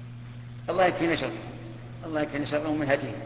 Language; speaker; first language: Arabic; native; Arabic